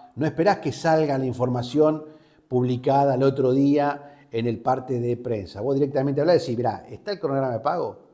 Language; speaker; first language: Spanish; native; Spanish